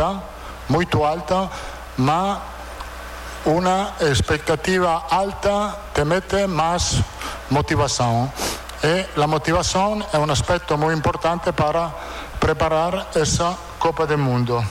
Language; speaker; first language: Portuguese; non-native, fluent; Italian